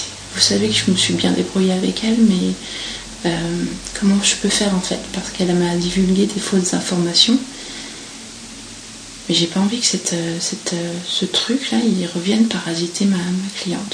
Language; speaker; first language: French; native; French